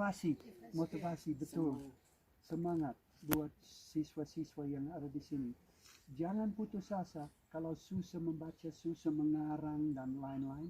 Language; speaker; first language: Indonesian; non-native, fluent; English